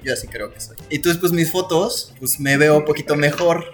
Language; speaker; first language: Spanish; native; Spanish